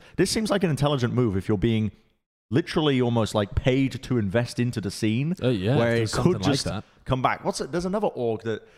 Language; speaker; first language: English; native; English